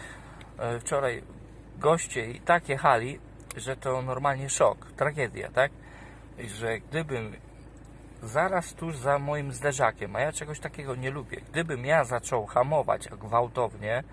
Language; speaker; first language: Polish; native; Polish